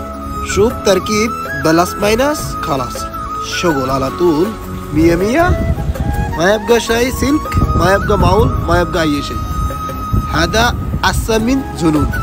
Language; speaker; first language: Arabic; non-native, learner; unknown